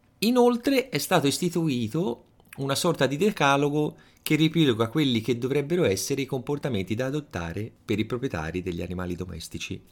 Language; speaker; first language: Italian; native; Italian